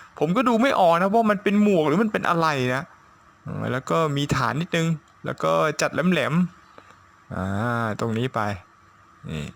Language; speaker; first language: Thai; native; Thai